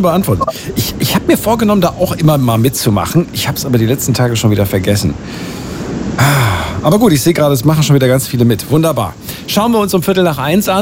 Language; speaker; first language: German; native; German